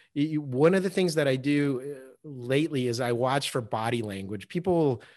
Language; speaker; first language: English; early bilingual, other home language; Russian